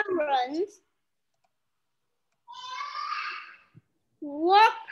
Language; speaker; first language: English; non-native, learner; Vietnamese